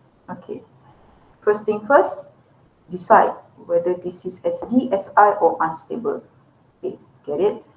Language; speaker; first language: English; non-native, local second language; Malay